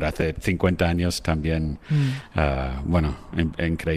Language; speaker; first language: Spanish; non-native, fluent; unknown